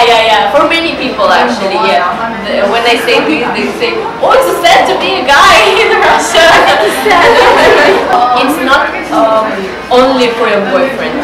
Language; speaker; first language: English; non-native, learner; Russian